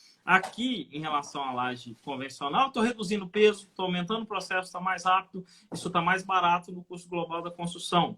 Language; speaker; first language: Portuguese; native; Portuguese